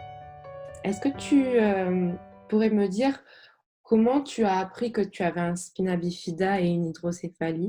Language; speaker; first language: French; native; French